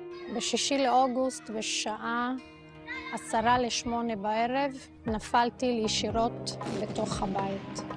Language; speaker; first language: Hebrew; non-native, local second language; Arabic